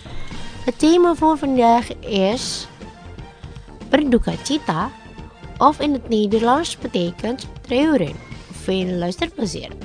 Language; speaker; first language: Dutch; non-native, learner; Indonesian